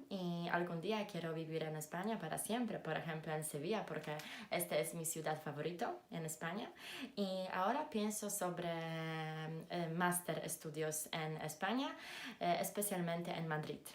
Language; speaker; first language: Spanish; non-native, learner; Polish